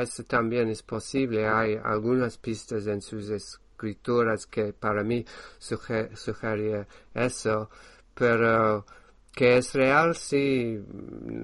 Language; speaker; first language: Spanish; non-native, fluent; English